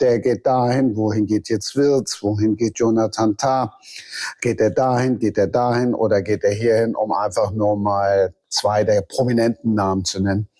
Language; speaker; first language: German; native; German